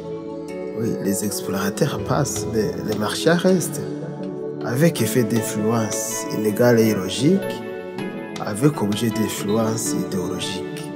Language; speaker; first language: French; non-native, local second language; Rundi